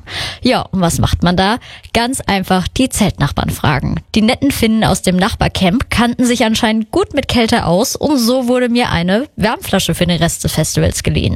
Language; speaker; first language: German; native; German